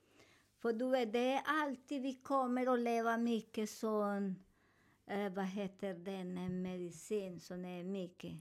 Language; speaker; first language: Swedish; non-native, learner; Spanish